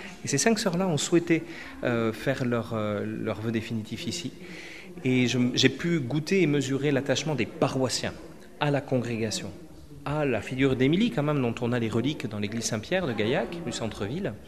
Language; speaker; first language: French; native; French